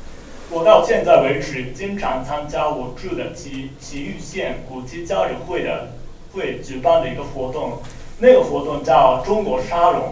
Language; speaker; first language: Chinese; non-native, learner; Japanese